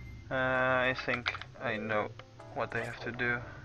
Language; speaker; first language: English; non-native, learner; French